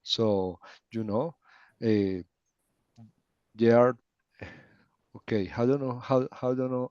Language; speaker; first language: English; non-native, learner; Spanish